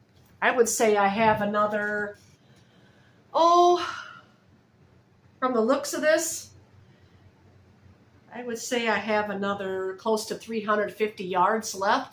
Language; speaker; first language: English; native; English